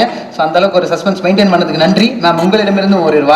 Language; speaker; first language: Tamil; native; Tamil